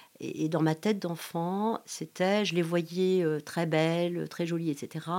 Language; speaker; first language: French; non-native, local second language; Arabic